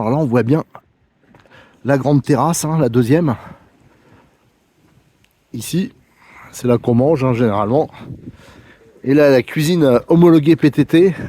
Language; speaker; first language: French; native; French